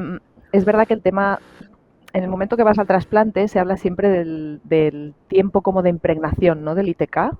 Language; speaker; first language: Spanish; native; Spanish